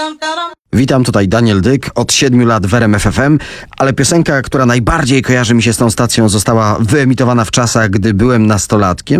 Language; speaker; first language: Polish; native; Polish